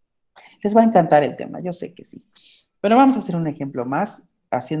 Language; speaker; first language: Spanish; native; Spanish